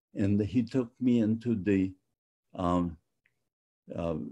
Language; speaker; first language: English; non-native, fluent; Polish